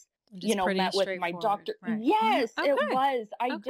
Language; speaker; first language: English; native; English